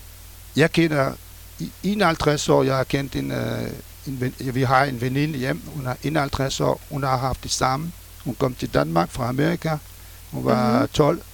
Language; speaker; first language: Danish; non-native, fluent; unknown